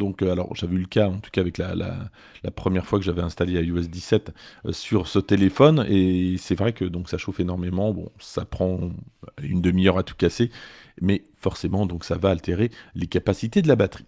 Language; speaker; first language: French; native; French